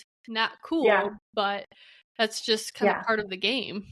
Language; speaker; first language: English; native; English